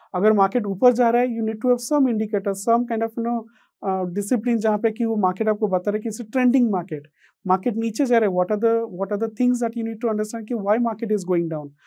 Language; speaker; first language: Hindi; non-native, local second language; Odia